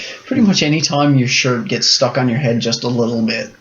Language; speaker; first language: English; native; English